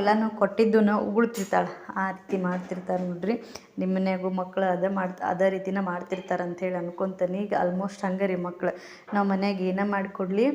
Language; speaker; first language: Kannada; native; Kannada